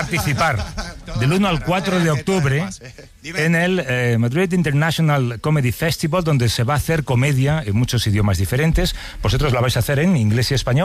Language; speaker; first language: Spanish; native; Spanish